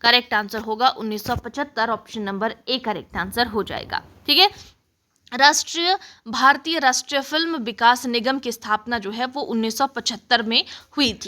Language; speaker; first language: Hindi; native; Hindi